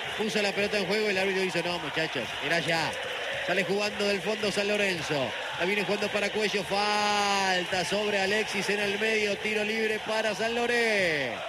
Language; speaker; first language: Spanish; native; Spanish